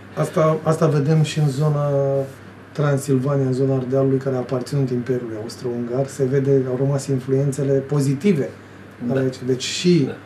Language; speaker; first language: Romanian; native; Romanian